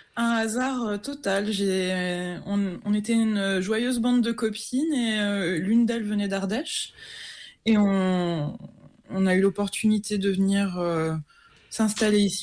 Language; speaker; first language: French; native; French